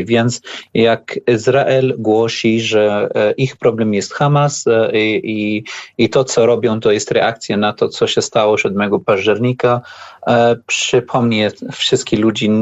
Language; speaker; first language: Polish; non-native, learner; Arabic